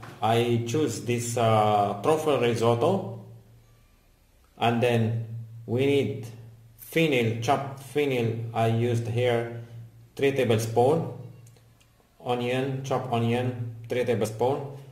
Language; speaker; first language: English; non-native, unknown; Arabic